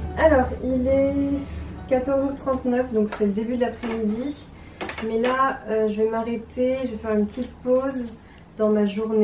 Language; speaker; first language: French; native; French